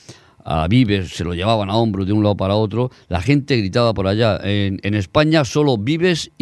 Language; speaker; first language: Spanish; native; Spanish